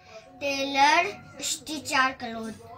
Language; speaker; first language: English; non-native, learner; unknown